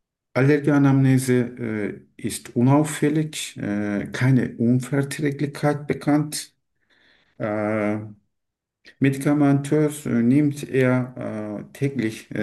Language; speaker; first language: German; non-native, learner; Turkish